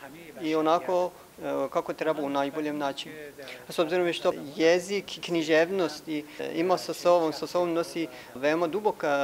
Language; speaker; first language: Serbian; non-native, fluent; Persian